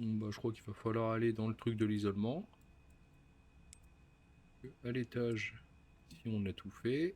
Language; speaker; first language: French; native; French